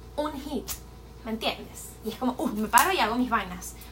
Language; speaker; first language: Spanish; native; Spanish